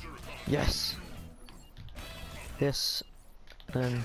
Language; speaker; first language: English; native; English